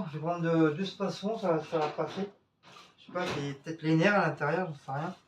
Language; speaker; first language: French; native; French